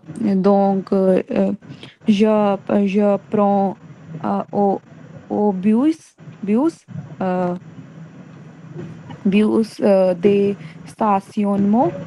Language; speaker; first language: French; non-native, learner; Hindi